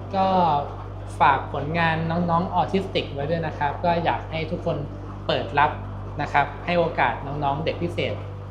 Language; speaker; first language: Thai; native; Thai